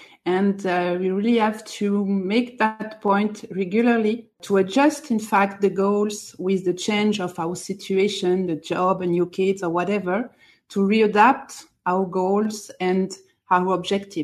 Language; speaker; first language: English; non-native, fluent; French